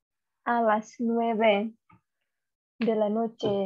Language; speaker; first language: Spanish; non-native, learner; Indonesian